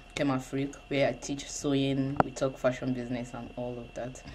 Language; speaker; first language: English; non-native, local second language; Yoruba